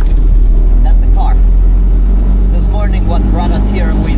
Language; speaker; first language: English; non-native, local second language; Italian